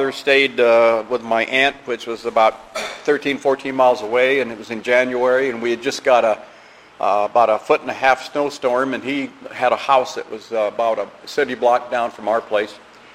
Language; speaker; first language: English; native; English